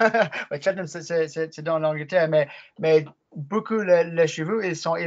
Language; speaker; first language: French; non-native, learner; English